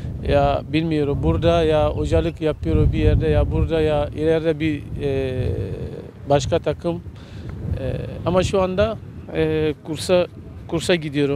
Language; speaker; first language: Turkish; non-native, learner; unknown